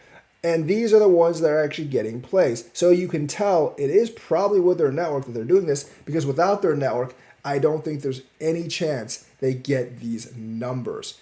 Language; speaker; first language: English; native; English